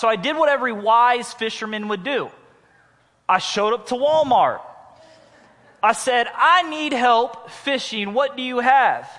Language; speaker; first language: English; native; English